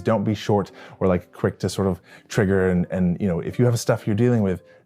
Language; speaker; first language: English; native; English